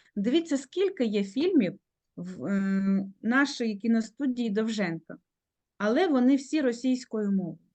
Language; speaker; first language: Ukrainian; native; Ukrainian